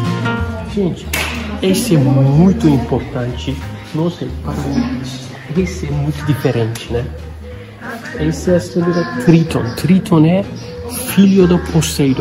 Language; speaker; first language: Portuguese; non-native, learner; Turkish